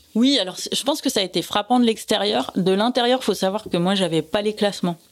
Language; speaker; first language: French; native; French